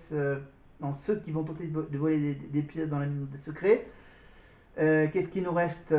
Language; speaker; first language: French; native; French